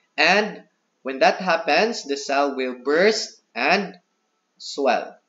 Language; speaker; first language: English; non-native, local second language; Cebuano